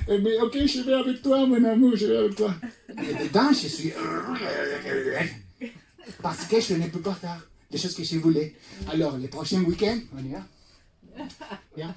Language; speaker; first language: French; non-native, fluent; Spanish